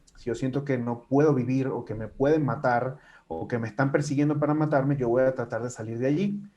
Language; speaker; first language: Spanish; native; Spanish